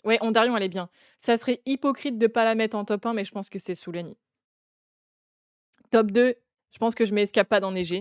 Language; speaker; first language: French; native; French